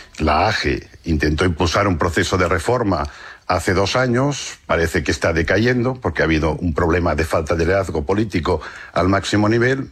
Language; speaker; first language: Spanish; non-native, local second language; Catalan